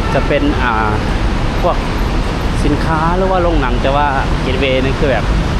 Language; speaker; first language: Thai; non-native, fluent; Lao